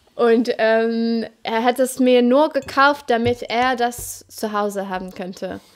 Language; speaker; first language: German; non-native, fluent; English